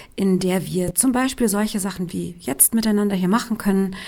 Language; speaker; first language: German; native; German